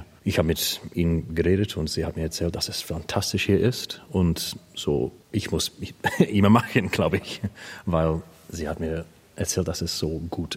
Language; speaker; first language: German; non-native, learner; English